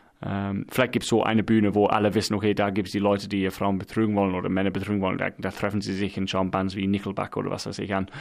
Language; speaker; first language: German; non-native, fluent; English